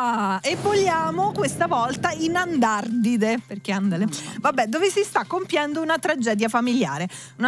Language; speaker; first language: Italian; native; Italian